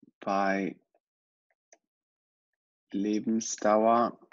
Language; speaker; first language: German; non-native, fluent; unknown